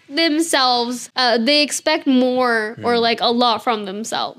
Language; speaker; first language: English; non-native, fluent; Japanese